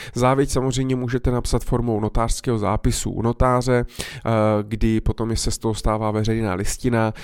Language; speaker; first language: Czech; native; Czech